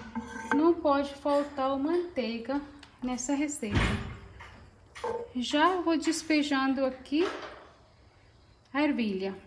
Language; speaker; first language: Portuguese; non-native, fluent; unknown